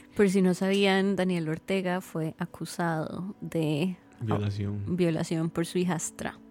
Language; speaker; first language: Spanish; native; Spanish